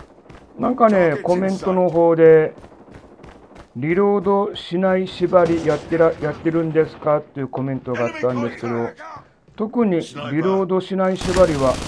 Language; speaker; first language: Japanese; native; Japanese